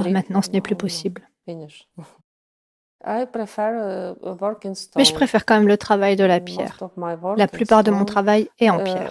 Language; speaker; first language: French; non-native, fluent; Ukrainian